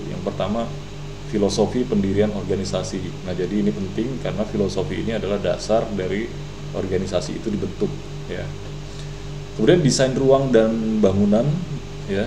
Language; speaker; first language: Indonesian; native; Indonesian